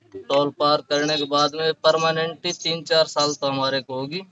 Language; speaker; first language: Hindi; native; Hindi